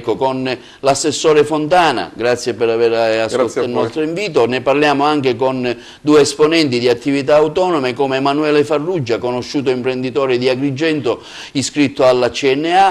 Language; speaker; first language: Italian; native; Italian